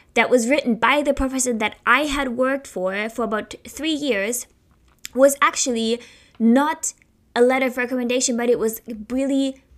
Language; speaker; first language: English; non-native, fluent; German